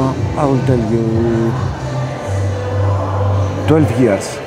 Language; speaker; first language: English; non-native, fluent; Greek